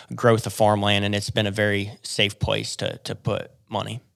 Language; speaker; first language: English; native; English